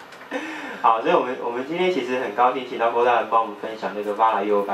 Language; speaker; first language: Chinese; native; Chinese